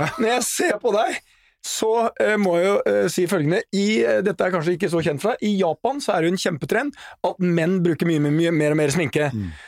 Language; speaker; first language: Norwegian; native; Norwegian